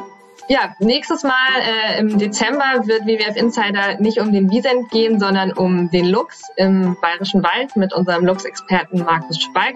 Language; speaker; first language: German; native; German